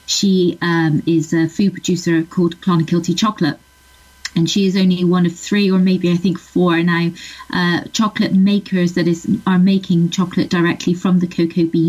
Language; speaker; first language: English; native; English